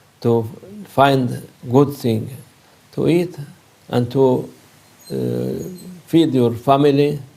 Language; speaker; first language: English; non-native, learner; Turkish